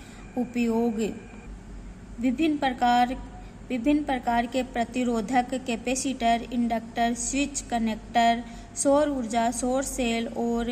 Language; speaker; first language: Hindi; native; Hindi